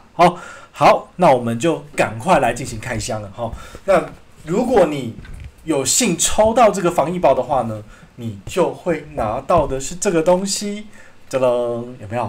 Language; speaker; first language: Chinese; native; Chinese